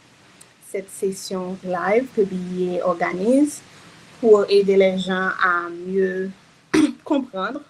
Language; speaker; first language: French; non-native, local second language; Haitian Creole